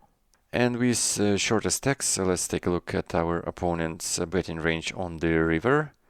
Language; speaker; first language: English; non-native, fluent; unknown